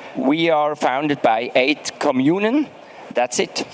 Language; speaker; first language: English; non-native, fluent; German